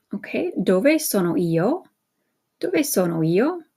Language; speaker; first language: Italian; non-native, fluent; English